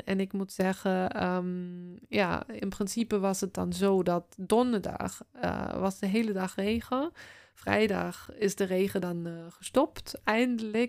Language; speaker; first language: Dutch; non-native, fluent; German